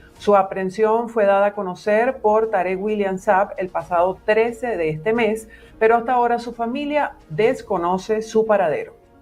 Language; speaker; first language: Spanish; native; Spanish